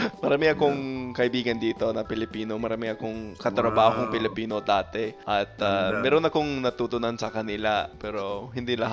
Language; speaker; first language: Filipino; non-native, fluent; English